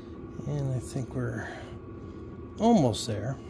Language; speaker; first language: English; native; English